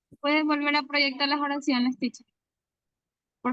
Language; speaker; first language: Spanish; native; Spanish